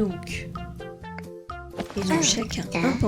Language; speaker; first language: French; native; French